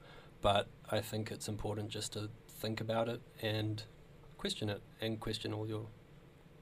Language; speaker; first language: English; native; English